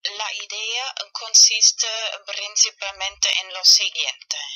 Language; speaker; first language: Spanish; non-native, fluent; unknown